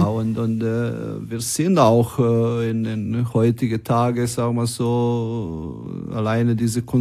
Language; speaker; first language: German; non-native, fluent; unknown